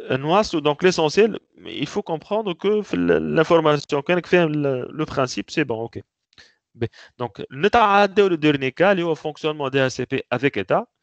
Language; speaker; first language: French; non-native, local second language; Arabic